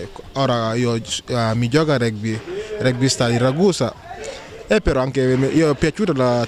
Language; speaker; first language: Italian; non-native, learner; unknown